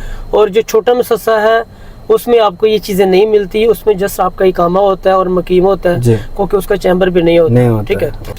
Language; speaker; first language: Hindi; native; Hindi